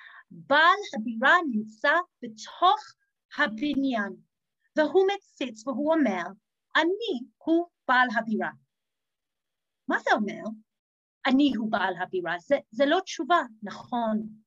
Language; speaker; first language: Hebrew; non-native, fluent; English